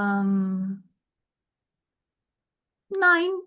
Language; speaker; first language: German; non-native, learner; Portuguese